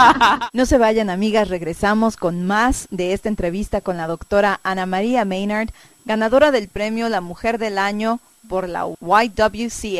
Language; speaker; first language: Spanish; native; Spanish